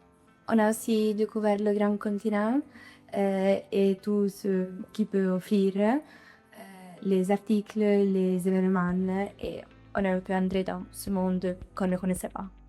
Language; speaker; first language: French; non-native, local second language; Italian